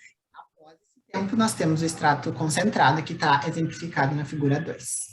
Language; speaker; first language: Portuguese; native; Portuguese